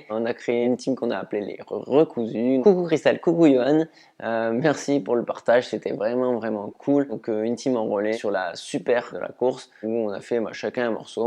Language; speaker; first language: French; native; French